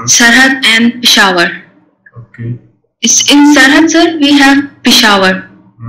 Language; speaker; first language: English; non-native, local second language; Urdu